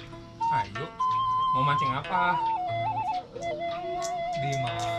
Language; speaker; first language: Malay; non-native, local second language; Sundanese